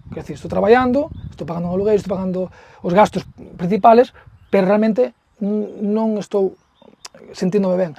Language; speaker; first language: Galician; early bilingual, heritage; Spanish